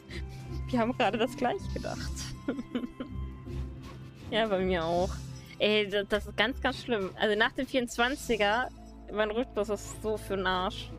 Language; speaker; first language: German; native; German